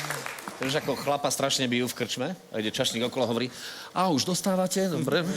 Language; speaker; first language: Slovak; native; Slovak